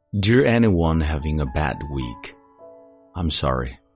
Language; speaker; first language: English; non-native, fluent; Chinese